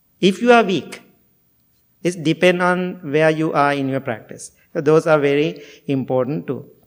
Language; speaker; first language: English; non-native, fluent; Sinhala